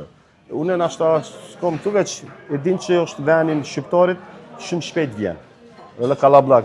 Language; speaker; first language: Albanian; early bilingual, heritage; Albanian